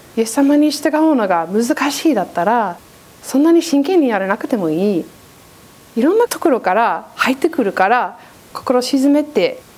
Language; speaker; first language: Japanese; non-native, fluent; English